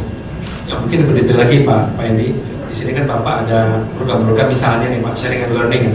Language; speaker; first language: Indonesian; native; Indonesian